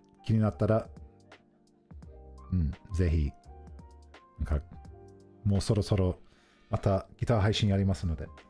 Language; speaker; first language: Japanese; non-native, fluent; English